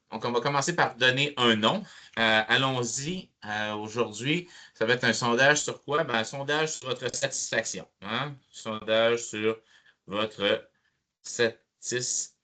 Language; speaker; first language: French; native; French